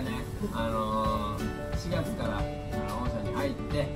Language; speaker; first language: Japanese; native; Japanese